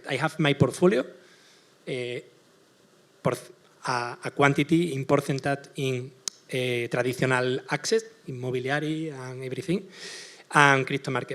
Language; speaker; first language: English; non-native, learner; Spanish